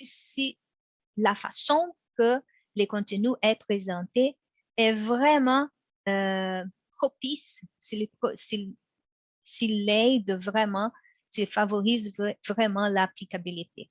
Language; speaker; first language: French; non-native, fluent; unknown